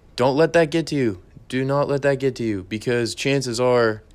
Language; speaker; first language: English; native; English